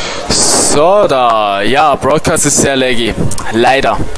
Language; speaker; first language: German; native; German